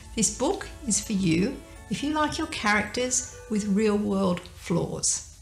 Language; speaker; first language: English; native; English